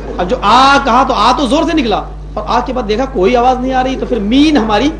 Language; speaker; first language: Urdu; native; Urdu